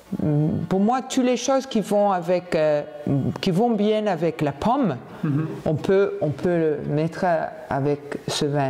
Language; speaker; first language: French; non-native, fluent; English